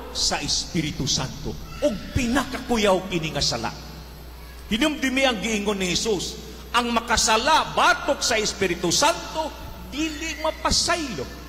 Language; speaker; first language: Cebuano; native; Cebuano